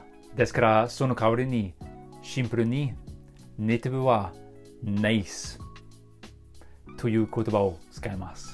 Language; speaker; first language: Japanese; non-native, fluent; English